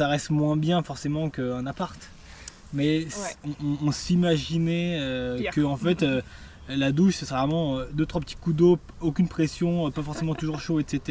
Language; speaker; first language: French; native; French